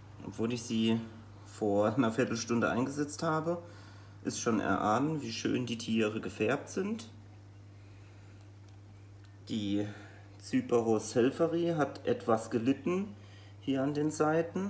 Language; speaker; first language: German; native; German